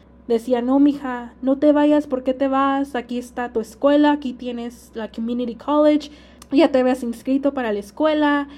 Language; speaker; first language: Spanish; early bilingual, heritage; Spanish